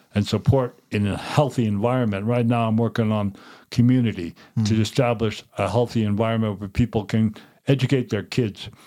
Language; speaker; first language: English; native; English